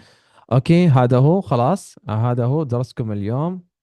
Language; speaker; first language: Arabic; non-native, fluent; Urdu